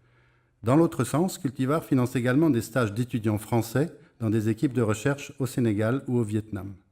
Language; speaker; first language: French; native; French